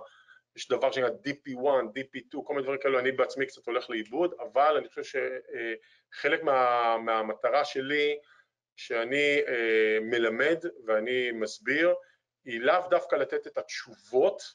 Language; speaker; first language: Hebrew; native; Hebrew